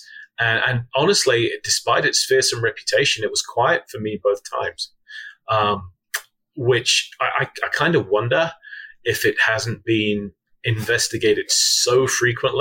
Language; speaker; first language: English; native; English